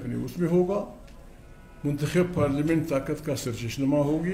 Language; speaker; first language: Urdu; non-native, local second language; Pashto